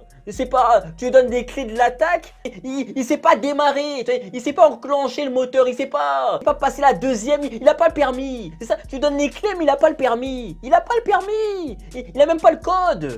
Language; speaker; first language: French; native; French